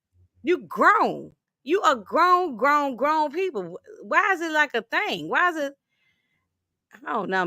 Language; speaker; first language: English; native; English